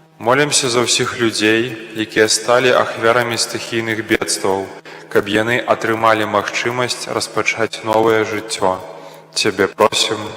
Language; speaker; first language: Belarusian; native; Belarusian